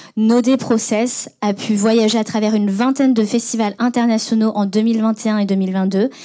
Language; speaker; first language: French; native; French